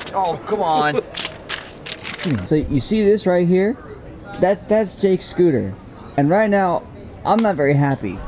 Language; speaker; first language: English; native; English